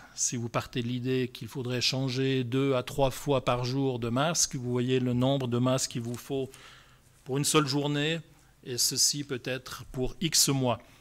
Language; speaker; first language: French; native; French